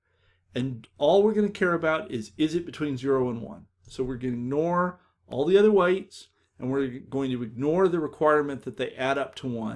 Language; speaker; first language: English; native; English